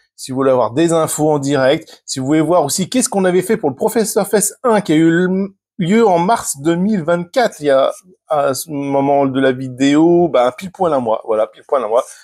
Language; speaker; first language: French; native; French